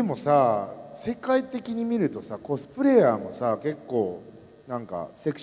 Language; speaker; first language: Japanese; native; Japanese